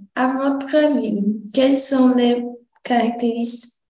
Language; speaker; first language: French; non-native, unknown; Portuguese